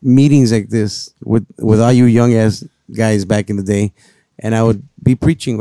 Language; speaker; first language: English; early bilingual, other home language; Spanish